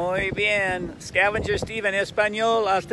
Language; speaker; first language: Spanish; non-native, fluent; English